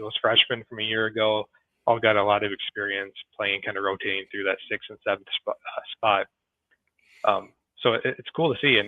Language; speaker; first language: English; native; English